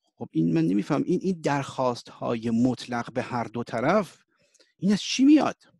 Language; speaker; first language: Persian; early bilingual, heritage; Persian